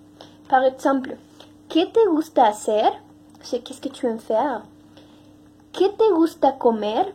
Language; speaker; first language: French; non-native, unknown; Spanish